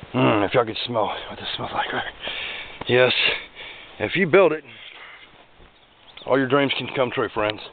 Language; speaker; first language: English; native; English